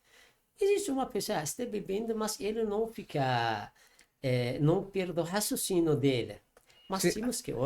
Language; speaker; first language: Portuguese; non-native, learner; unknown